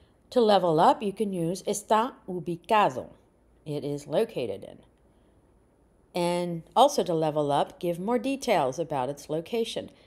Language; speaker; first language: English; native; English